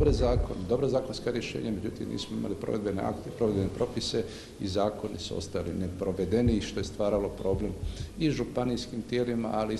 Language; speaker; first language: Serbian; native; Serbian